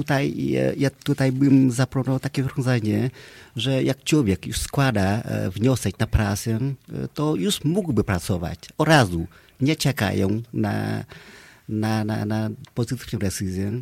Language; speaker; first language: Polish; non-native, fluent; Vietnamese